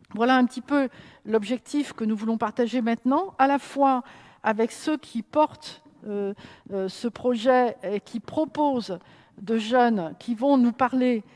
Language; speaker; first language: French; native; French